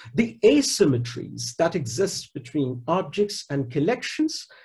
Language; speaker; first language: English; non-native, local second language; Hindi